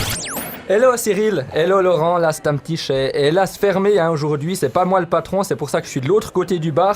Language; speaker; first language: French; native; French